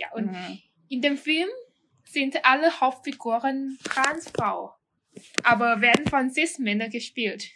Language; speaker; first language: German; non-native, fluent; Thai